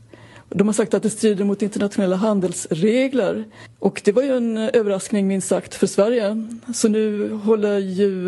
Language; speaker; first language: Swedish; native; Swedish